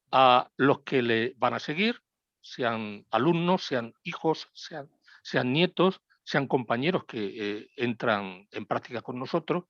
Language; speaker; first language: Spanish; native; Spanish